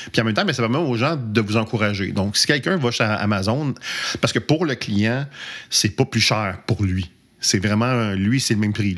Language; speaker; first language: French; native; French